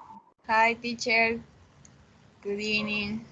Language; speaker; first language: English; non-native, learner; Spanish